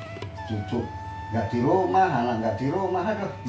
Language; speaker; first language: Indonesian; non-native, local second language; Javanese